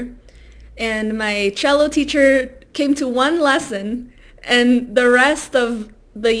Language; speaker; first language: English; early bilingual, other home language; Spanish